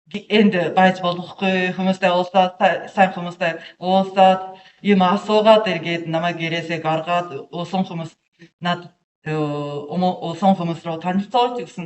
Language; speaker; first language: Mongolian; non-native, learner; Japanese